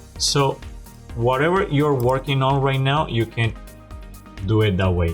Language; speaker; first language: English; non-native, fluent; Spanish